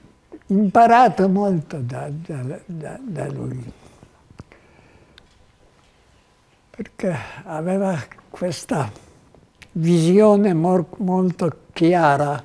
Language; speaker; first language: Italian; non-native, fluent; Polish